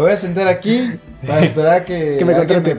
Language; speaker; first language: Spanish; native; Spanish